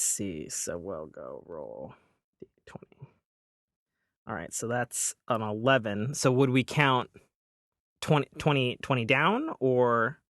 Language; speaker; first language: English; native; English